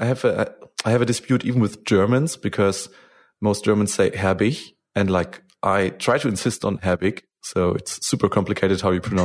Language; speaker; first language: English; non-native, fluent; German